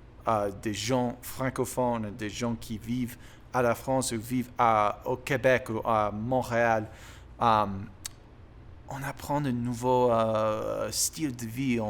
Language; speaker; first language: French; non-native, learner; English